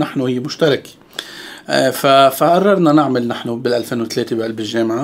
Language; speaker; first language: Arabic; native; Arabic